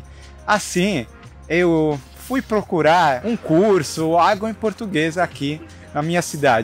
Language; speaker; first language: Portuguese; non-native, learner; Italian